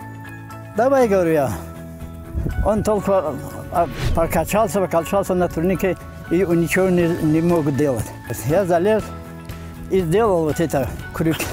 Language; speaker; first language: Russian; non-native, local second language; Avaric